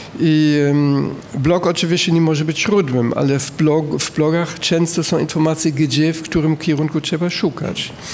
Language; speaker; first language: Polish; non-native, fluent; German